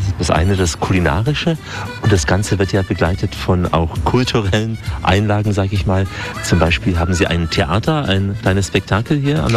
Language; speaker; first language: German; native; German